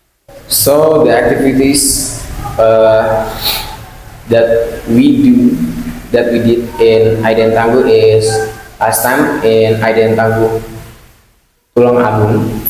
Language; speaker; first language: English; non-native, learner; Indonesian